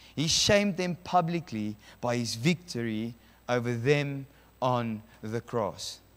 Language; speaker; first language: English; non-native, local second language; Afrikaans